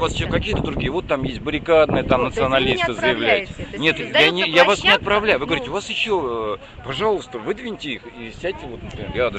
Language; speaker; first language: Russian; native; Russian